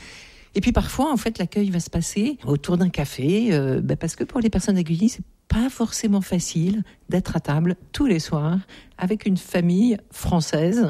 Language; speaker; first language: French; native; French